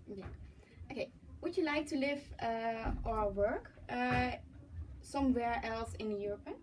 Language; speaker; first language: English; non-native, learner; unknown